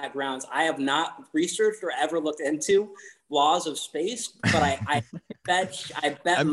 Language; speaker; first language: English; native; English